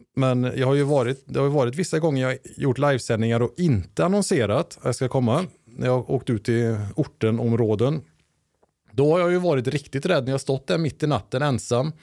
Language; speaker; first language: Swedish; native; Swedish